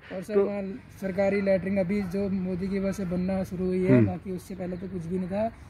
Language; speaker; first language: Hindi; native; Hindi